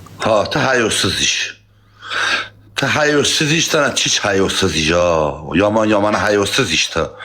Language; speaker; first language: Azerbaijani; non-native, local second language; Talysh